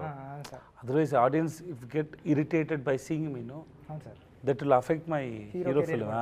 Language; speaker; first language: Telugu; non-native, learner; Tamil